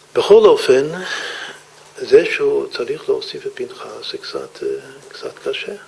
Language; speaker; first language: Hebrew; non-native, fluent; English